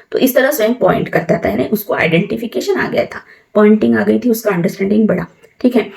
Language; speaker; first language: Hindi; non-native, local second language; Marathi